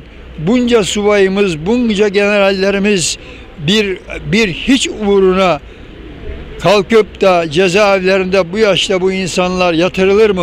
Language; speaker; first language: Turkish; native; Turkish